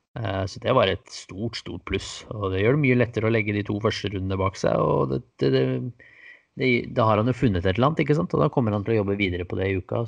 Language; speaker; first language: Norwegian; native; Norwegian